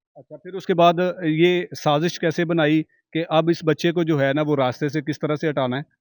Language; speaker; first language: Urdu; non-native, local second language; Punjabi